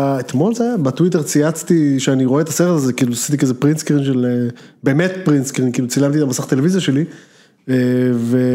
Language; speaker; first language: Hebrew; native; Hebrew